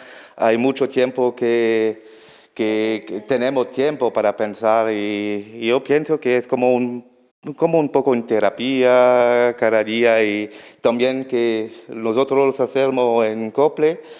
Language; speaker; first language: Spanish; non-native, fluent; French